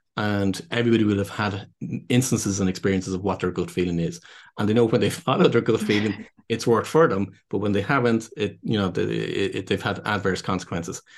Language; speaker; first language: English; native; English